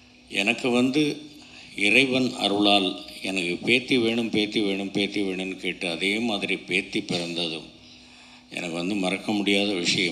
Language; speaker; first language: Tamil; native; Tamil